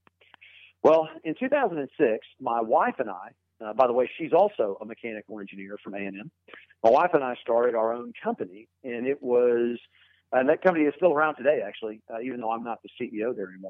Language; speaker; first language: English; native; English